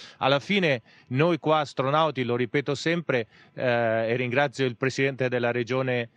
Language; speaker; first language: Italian; native; Italian